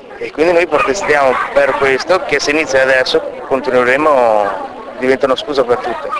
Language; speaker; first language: Italian; early bilingual, other home language; Punjabi